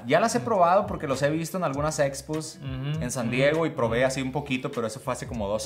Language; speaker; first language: Spanish; native; Spanish